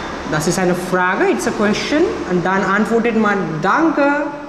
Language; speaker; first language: German; non-native, fluent; Marathi